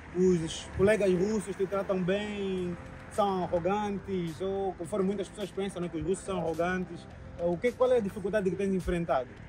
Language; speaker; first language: Portuguese; native; Portuguese